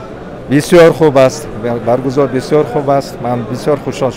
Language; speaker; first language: Persian; non-native, fluent; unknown